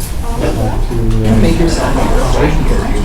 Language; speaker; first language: English; native; English